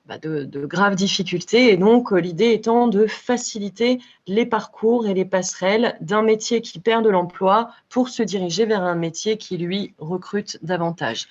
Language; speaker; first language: French; native; French